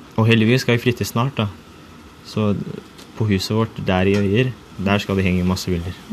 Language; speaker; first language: Norwegian; early bilingual, other home language; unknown